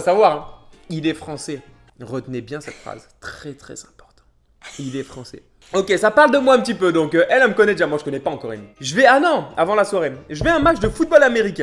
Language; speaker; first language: French; native; French